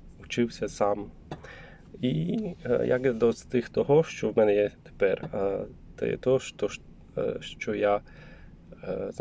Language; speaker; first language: Ukrainian; non-native, learner; Polish